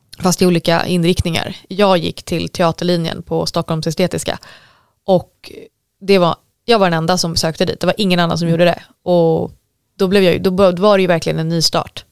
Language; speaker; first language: Swedish; native; Swedish